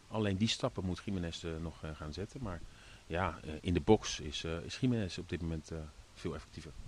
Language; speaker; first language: Dutch; native; Dutch